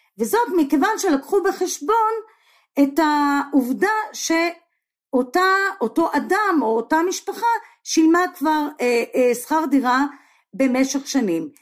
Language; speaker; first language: Hebrew; native; Hebrew